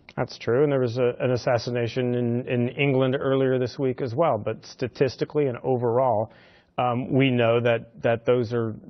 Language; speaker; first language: English; native; English